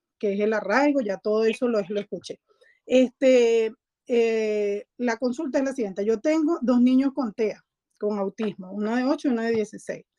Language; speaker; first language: Spanish; native; Spanish